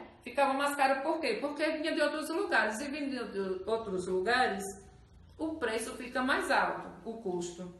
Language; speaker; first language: Portuguese; native; Portuguese